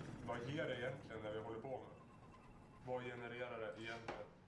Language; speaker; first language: Swedish; native; Swedish